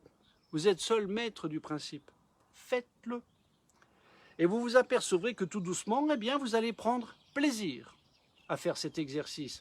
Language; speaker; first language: French; native; French